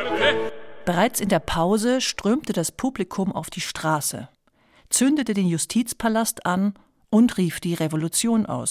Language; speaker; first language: German; native; German